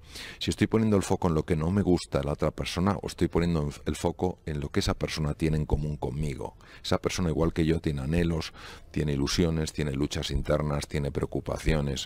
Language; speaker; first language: Spanish; native; Spanish